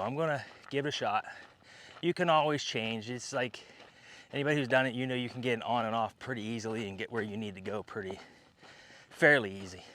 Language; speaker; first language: English; native; English